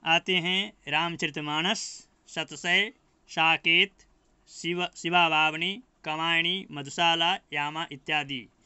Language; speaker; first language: Hindi; native; Hindi